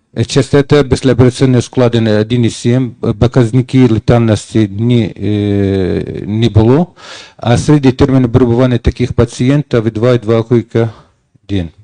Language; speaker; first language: Ukrainian; non-native, learner; Arabic